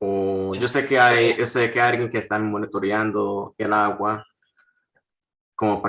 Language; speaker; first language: Spanish; non-native, fluent; English